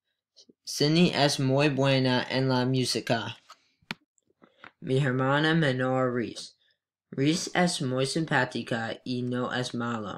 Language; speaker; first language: Spanish; non-native, learner; English